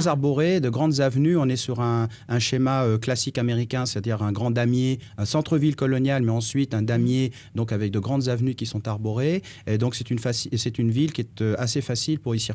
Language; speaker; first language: French; native; French